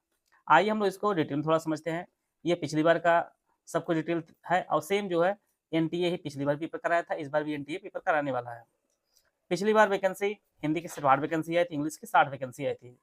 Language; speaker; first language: Hindi; native; Hindi